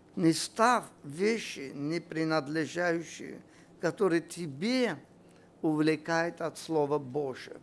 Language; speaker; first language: Russian; non-native, local second language; Armenian